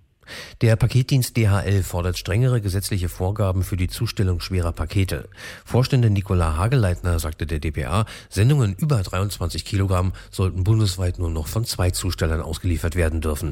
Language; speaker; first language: German; native; German